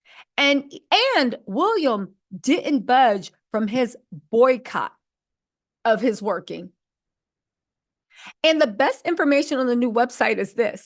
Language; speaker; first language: English; native; English